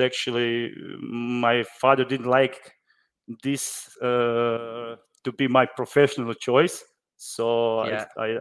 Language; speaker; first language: English; non-native, learner; Croatian